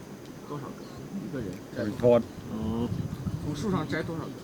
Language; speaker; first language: Chinese; native; Chinese